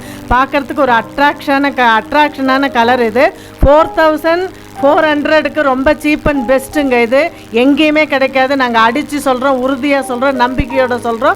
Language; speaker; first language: Tamil; native; Tamil